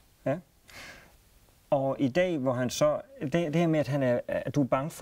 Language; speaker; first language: Danish; native; Danish